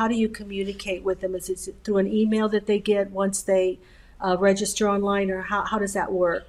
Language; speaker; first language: English; native; English